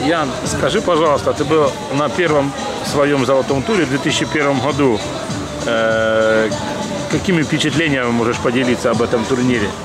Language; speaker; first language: Russian; native; Russian